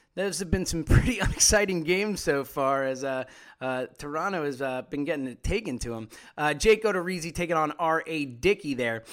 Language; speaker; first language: English; native; English